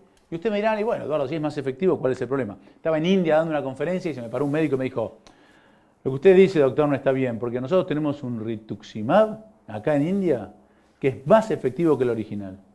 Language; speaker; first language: Spanish; native; Spanish